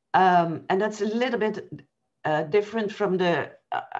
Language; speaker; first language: English; non-native, fluent; Dutch